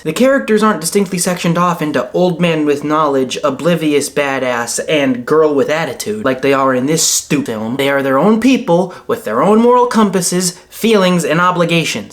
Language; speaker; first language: English; native; English